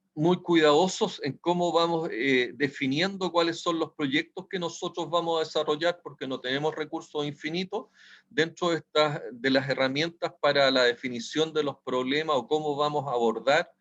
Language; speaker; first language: Spanish; native; Spanish